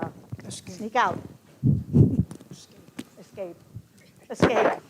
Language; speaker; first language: English; native; English